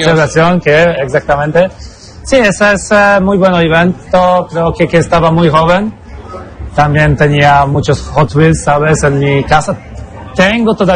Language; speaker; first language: Spanish; non-native, learner; Polish